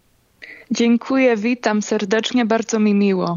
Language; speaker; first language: Polish; early bilingual, heritage; Polish